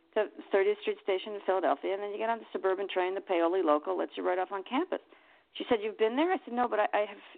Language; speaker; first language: English; native; English